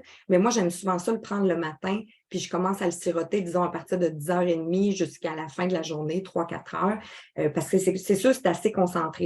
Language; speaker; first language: French; native; French